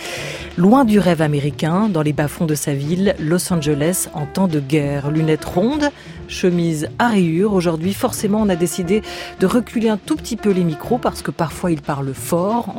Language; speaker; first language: French; native; French